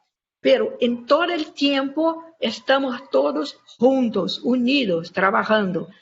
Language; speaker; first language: Spanish; non-native, fluent; Portuguese